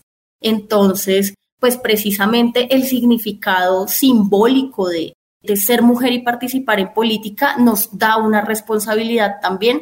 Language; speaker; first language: Spanish; native; Spanish